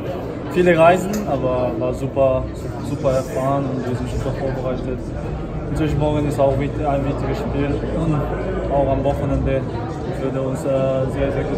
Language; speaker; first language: German; non-native, fluent; Korean